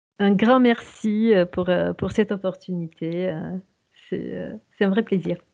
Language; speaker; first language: French; non-native, fluent; Romanian